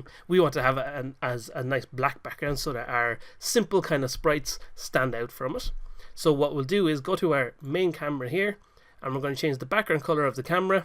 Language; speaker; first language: English; native; English